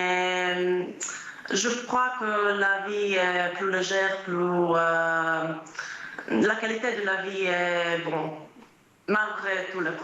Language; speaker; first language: French; non-native, fluent; Croatian